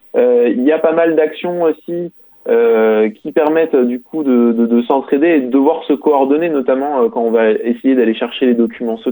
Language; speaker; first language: French; native; French